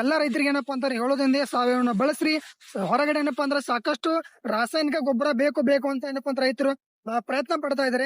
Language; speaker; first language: Kannada; native; Kannada